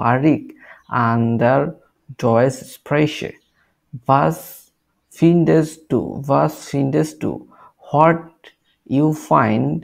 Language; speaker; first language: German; non-native, learner; Bangla